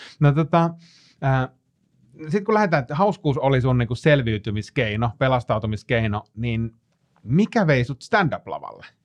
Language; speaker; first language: Finnish; native; Finnish